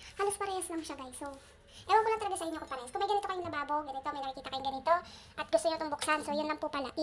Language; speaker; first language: Filipino; native; Filipino